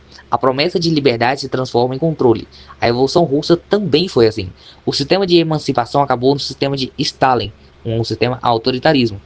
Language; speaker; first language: Portuguese; native; Portuguese